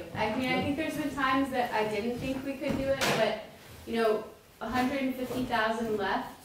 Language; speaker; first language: English; native; English